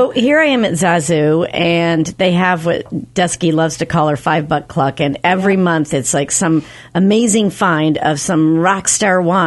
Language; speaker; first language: English; native; English